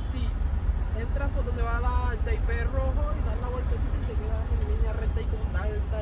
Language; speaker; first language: Spanish; native; Spanish